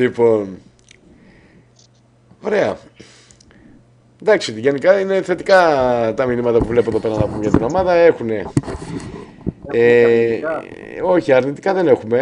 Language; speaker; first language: Greek; native; Greek